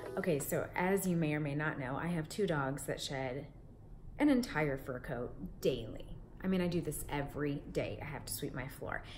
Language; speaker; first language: English; native; English